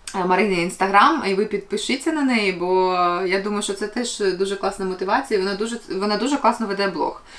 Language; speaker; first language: Ukrainian; native; Ukrainian